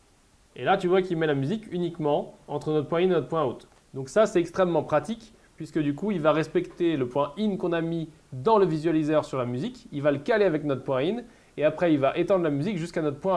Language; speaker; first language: French; native; French